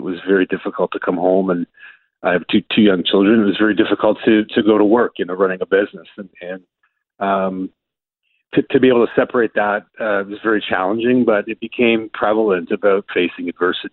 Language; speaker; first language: English; native; English